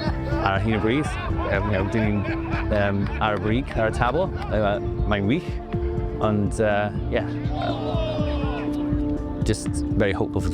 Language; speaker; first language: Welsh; non-native, local second language; English